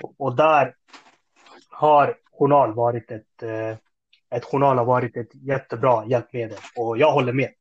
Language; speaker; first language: Swedish; early bilingual, other home language; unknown